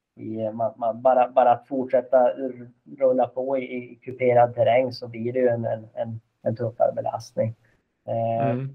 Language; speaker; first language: Swedish; native; Swedish